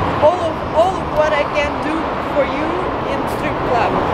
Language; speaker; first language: English; non-native, learner; Russian